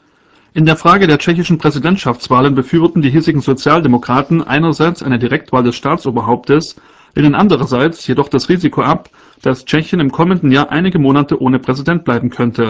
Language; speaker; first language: German; native; German